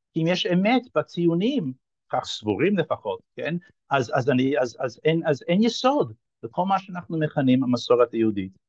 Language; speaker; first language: Hebrew; non-native, fluent; English